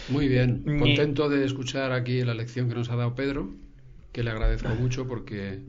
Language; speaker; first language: Spanish; native; Spanish